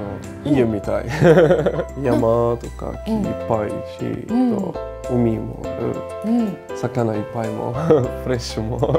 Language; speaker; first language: Japanese; non-native, learner; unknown